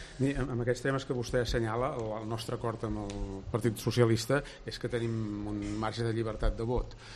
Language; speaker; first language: Catalan; native; Catalan